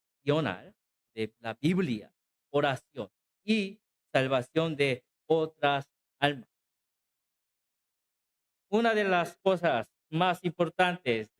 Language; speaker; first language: Spanish; non-native, learner; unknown